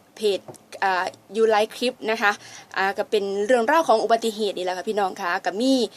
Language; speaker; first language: Thai; native; Thai